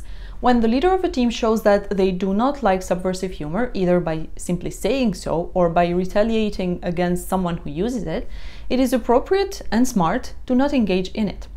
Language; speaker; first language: English; non-native, fluent; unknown